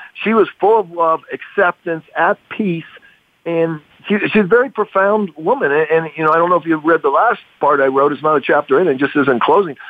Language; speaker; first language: English; native; English